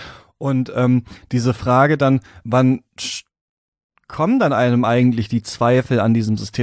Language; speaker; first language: German; native; German